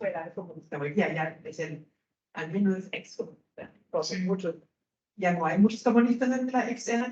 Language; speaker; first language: Spanish; non-native, fluent; German